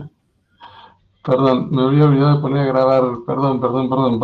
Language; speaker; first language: Spanish; native; Spanish